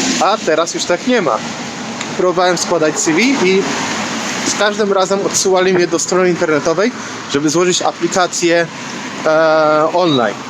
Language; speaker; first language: Polish; native; Polish